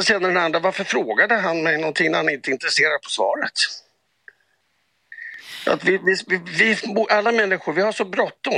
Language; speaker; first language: Swedish; native; Swedish